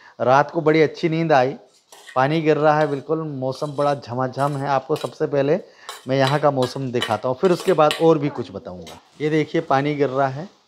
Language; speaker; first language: Hindi; native; Hindi